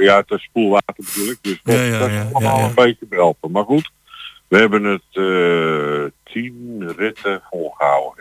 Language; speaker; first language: Dutch; native; Dutch